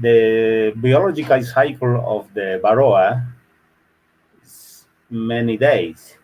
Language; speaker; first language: English; non-native, learner; Spanish